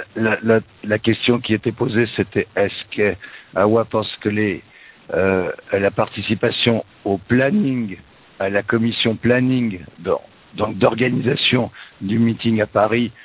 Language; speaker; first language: French; native; French